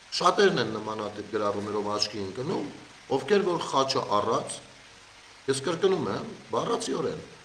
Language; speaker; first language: Armenian; native; Armenian